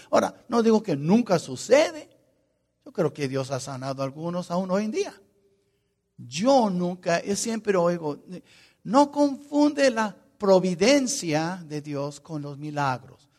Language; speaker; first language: Spanish; non-native, fluent; English